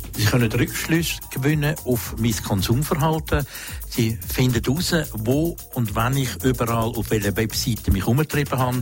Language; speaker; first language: German; native; German